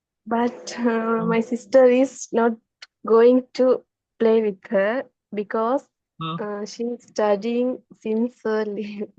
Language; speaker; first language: English; non-native, learner; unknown